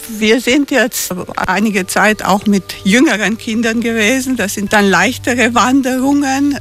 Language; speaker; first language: German; native; German